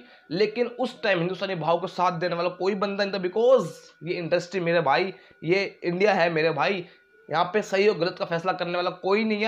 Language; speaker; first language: Hindi; native; Hindi